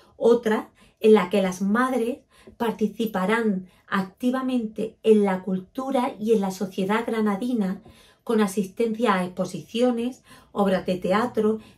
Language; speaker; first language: Spanish; native; Spanish